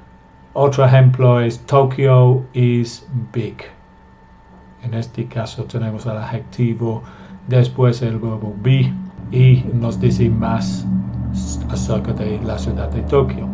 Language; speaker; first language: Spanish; non-native, fluent; English